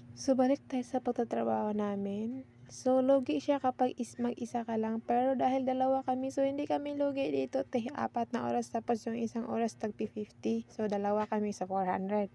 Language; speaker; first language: Filipino; non-native, local second language; Cebuano